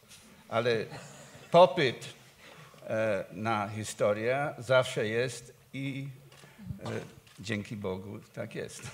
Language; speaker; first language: Polish; non-native, fluent; English